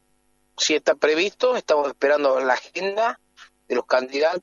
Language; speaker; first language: Spanish; native; Spanish